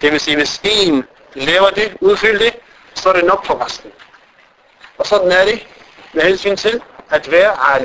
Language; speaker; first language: Danish; non-native, fluent; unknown